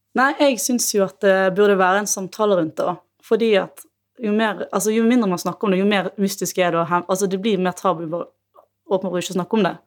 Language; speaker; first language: Norwegian; native; Norwegian